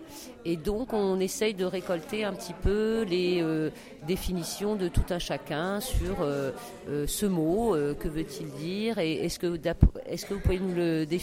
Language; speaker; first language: French; native; French